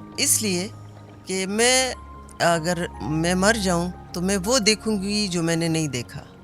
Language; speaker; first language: Urdu; non-native, local second language; Pashto